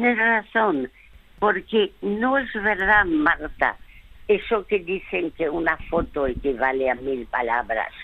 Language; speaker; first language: Spanish; early bilingual, other home language; French